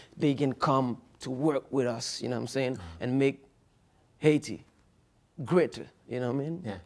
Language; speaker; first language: English; non-native, fluent; Haitian Creole